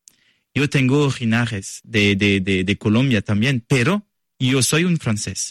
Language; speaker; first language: Spanish; non-native, learner; French